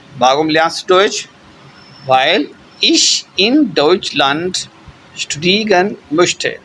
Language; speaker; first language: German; non-native, fluent; Urdu